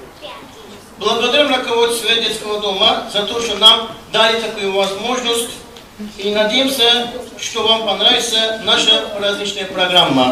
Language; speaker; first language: Russian; non-native, fluent; Turkish